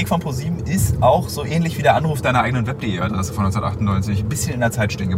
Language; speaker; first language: German; native; German